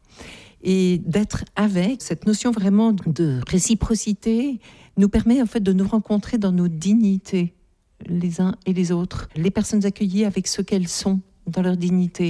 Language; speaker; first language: French; native; French